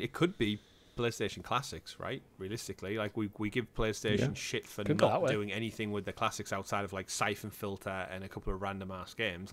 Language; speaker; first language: English; native; English